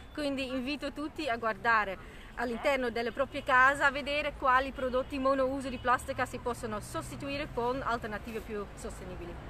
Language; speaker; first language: Italian; non-native, fluent; Dutch